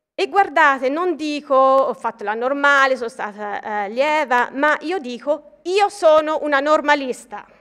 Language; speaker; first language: Italian; native; Italian